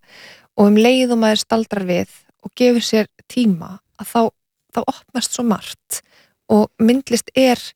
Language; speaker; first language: Icelandic; native; Icelandic